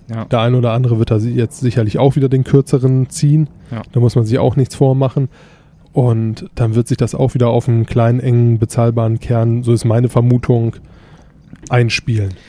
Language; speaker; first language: German; native; German